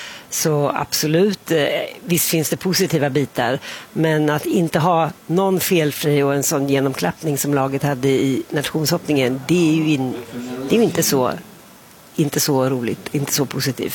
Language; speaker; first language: Swedish; native; Swedish